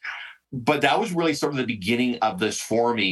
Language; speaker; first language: English; native; English